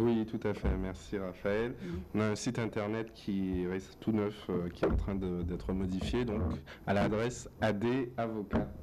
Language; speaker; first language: French; native; French